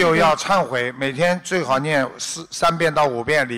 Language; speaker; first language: Chinese; native; Chinese